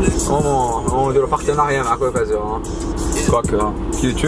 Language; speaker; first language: French; non-native, local second language; Arabic